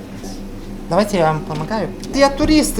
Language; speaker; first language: Russian; non-native, learner; Italian